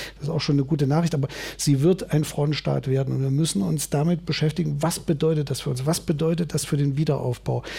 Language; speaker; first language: German; native; German